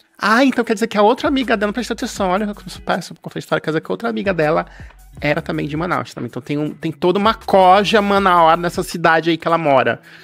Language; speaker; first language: Portuguese; native; Portuguese